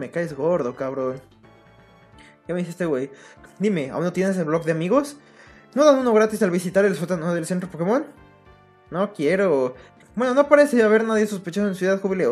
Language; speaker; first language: Spanish; native; Spanish